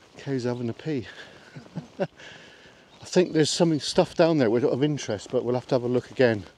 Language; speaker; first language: English; native; English